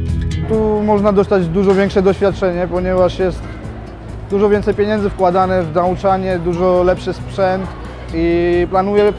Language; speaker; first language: Polish; non-native, fluent; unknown